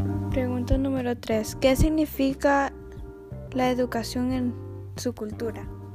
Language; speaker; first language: Spanish; early bilingual, heritage; Spanish